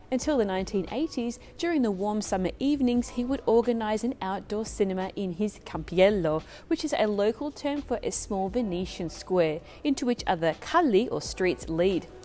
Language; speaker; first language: English; early bilingual, other home language; Italian